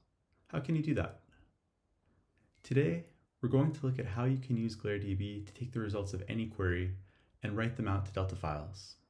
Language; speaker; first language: English; native; English